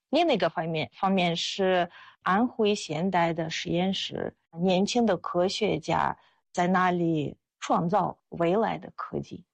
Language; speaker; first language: Chinese; non-native, fluent; Russian